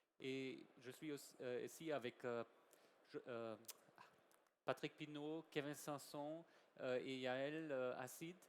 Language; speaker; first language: French; non-native, learner; German